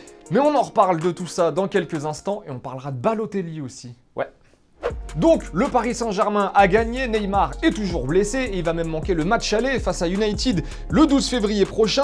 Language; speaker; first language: French; native; French